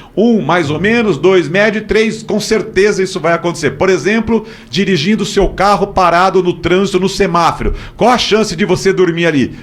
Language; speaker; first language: Portuguese; native; Portuguese